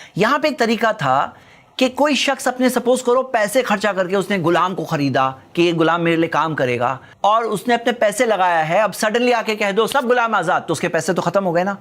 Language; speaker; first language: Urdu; native; Urdu